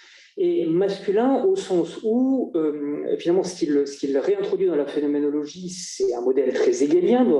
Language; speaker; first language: French; native; French